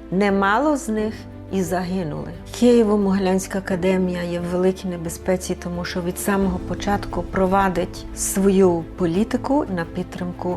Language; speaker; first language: Ukrainian; early bilingual, heritage; Ukrainian